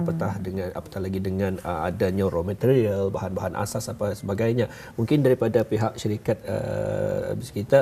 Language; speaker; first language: Malay; native; Malay